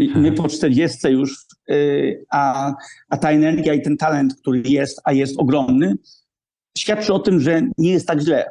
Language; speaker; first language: Polish; early bilingual, heritage; Polish